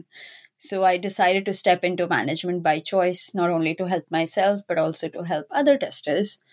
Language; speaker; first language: English; non-native, local second language; Urdu